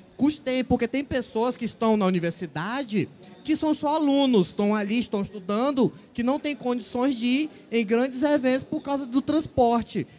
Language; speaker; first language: Portuguese; native; Portuguese